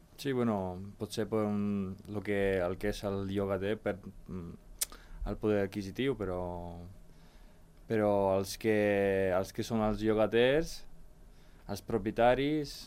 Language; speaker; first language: Catalan; non-native, fluent; Ukrainian